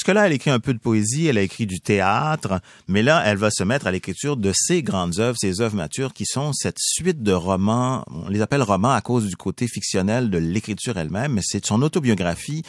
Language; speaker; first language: French; native; French